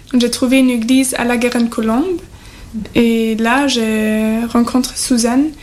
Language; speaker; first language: French; non-native, learner; German